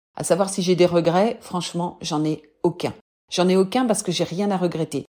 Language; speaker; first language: French; native; French